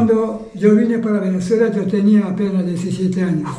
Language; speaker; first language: Spanish; non-native, fluent; Japanese